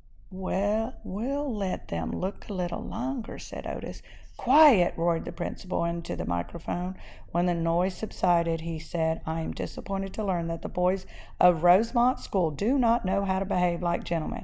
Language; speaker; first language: English; native; English